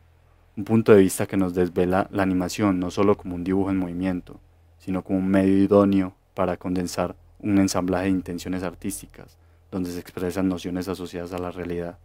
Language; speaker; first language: Spanish; native; Spanish